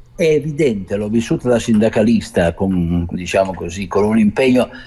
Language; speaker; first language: Italian; native; Italian